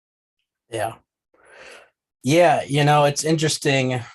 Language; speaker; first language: English; native; English